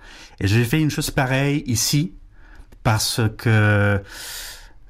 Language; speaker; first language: French; non-native, fluent; Spanish